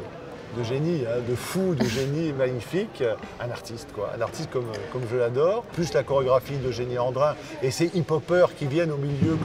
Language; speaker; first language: French; native; French